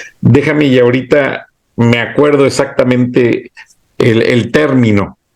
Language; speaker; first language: Spanish; native; Spanish